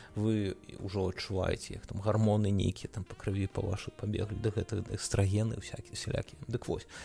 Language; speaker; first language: Belarusian; non-native, local second language; Russian